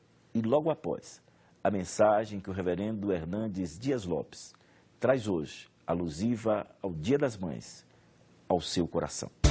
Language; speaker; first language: Portuguese; native; Portuguese